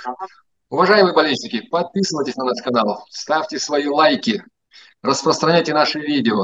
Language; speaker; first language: Russian; native; Russian